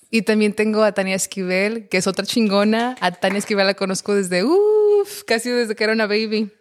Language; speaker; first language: Spanish; early bilingual, heritage; Spanish